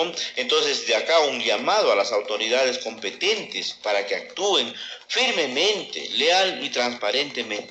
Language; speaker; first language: Spanish; native; Spanish